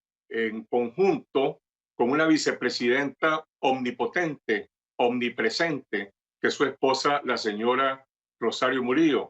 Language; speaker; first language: Spanish; native; Spanish